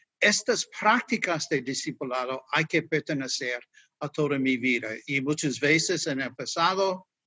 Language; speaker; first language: Spanish; non-native, fluent; English